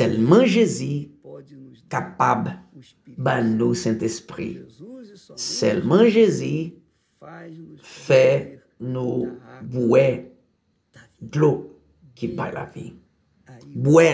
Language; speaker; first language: French; non-native, learner; Portuguese